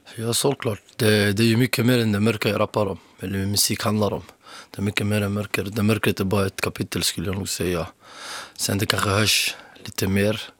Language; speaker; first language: Swedish; early bilingual, other home language; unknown